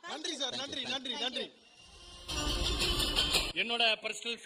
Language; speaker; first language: Tamil; native; Tamil